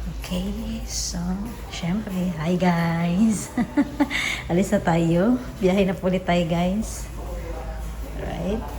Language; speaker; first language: Filipino; native; Filipino